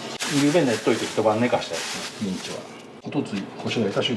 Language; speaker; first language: Japanese; native; Japanese